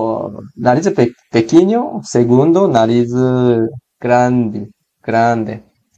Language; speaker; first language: Spanish; non-native, learner; Korean